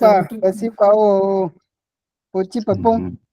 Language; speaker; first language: French; non-native, local second language; Ghomala